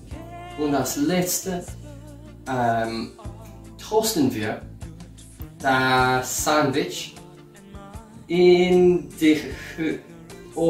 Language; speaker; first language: German; non-native, learner; English